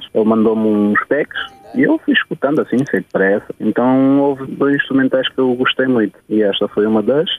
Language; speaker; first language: Portuguese; native; Portuguese